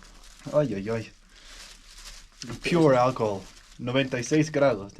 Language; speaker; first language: Spanish; non-native, learner; Danish